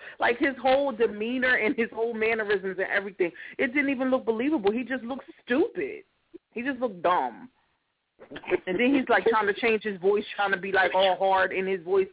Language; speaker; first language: English; native; English